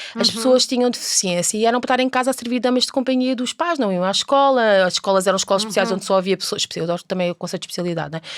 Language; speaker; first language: Portuguese; native; Portuguese